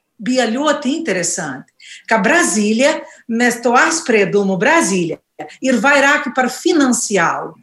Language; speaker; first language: Latvian; non-native, learner; Portuguese